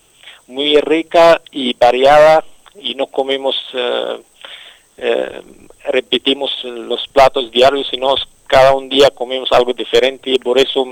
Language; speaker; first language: Spanish; non-native, local second language; Arabic